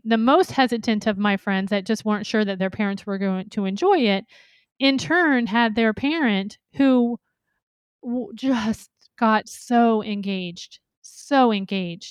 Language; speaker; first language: English; native; English